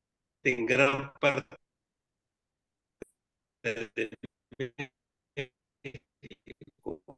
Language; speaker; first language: Spanish; native; Spanish